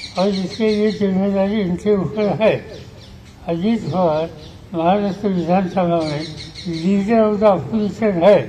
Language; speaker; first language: Hindi; non-native, local second language; Marathi